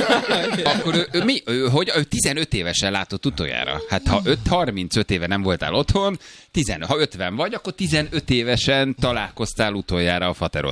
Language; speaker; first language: Hungarian; native; Hungarian